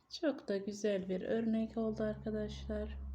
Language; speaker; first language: Turkish; native; Turkish